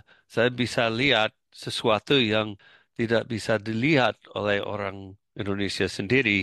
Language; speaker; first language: Indonesian; non-native, fluent; English